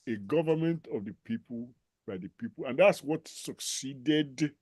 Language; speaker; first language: English; non-native, local second language; Yoruba